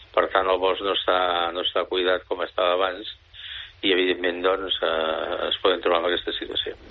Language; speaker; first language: Catalan; native; Catalan